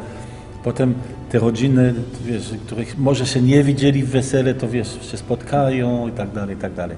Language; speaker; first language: Polish; early bilingual, heritage; Polish